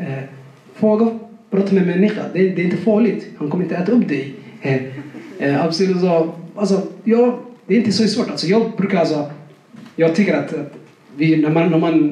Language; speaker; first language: Swedish; non-native, fluent; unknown